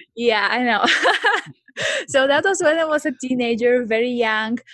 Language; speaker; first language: English; non-native, fluent; Bulgarian